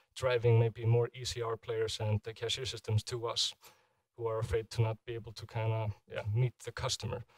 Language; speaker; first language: English; non-native, fluent; Icelandic